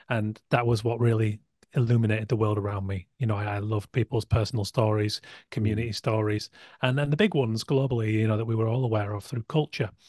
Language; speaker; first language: English; native; English